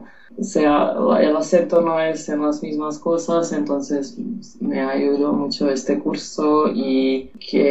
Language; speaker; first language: Spanish; non-native, fluent; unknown